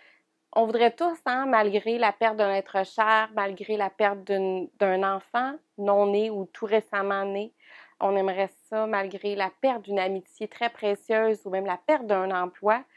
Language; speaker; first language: French; native; French